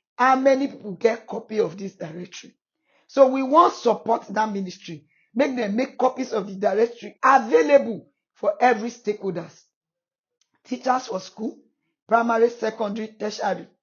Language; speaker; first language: Nigerian Pidgin; non-native, local second language; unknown